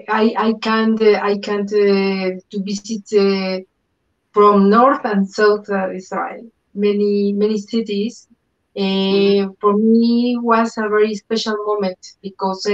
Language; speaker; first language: English; non-native, learner; Spanish